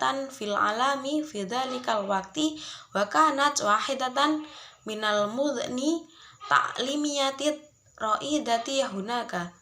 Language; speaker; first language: Arabic; non-native, learner; Indonesian